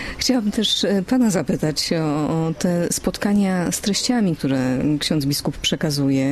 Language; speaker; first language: Polish; native; Polish